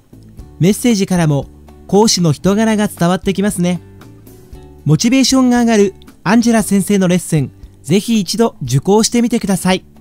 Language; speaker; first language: Japanese; native; Japanese